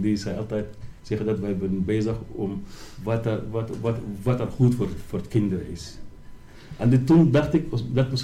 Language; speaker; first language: Dutch; non-native, learner; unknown